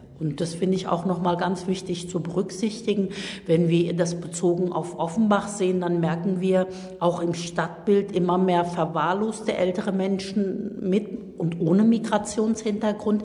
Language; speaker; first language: German; early bilingual, other home language; Turkish